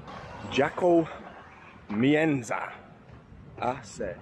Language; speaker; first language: Spanish; non-native, learner; English